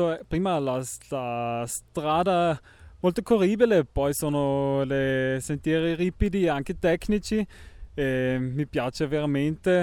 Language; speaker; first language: Italian; non-native, local second language; German